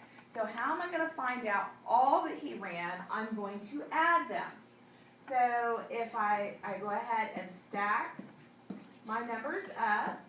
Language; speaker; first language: English; native; English